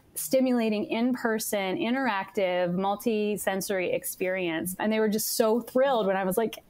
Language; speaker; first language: English; native; English